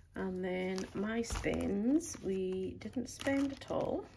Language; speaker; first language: English; native; English